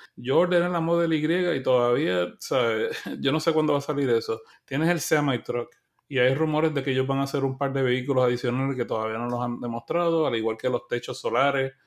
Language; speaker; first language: Spanish; native; Spanish